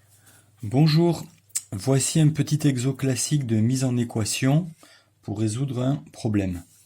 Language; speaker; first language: French; native; French